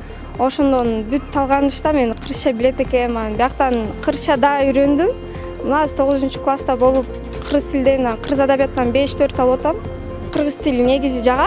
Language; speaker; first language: Kyrgyz; non-native, local second language; Russian